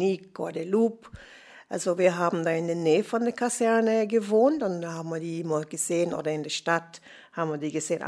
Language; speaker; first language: German; non-native, fluent; English